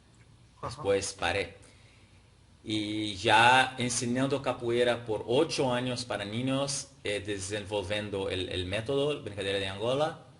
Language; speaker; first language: Spanish; non-native, fluent; Portuguese